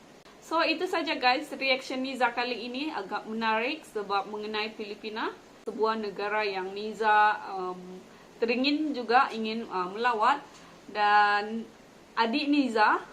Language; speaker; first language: Indonesian; non-native, local second language; Malay